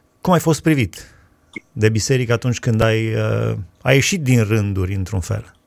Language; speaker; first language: Romanian; native; Romanian